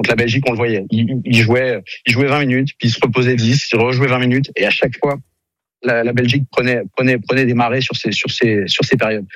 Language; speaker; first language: French; native; French